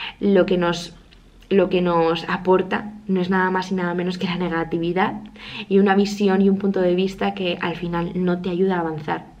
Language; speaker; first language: Spanish; native; Spanish